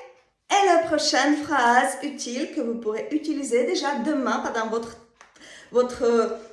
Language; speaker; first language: French; non-native, fluent; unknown